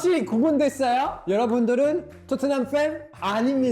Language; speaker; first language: Korean; native; Korean